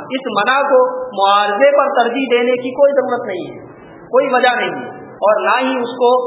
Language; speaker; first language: Urdu; native; Urdu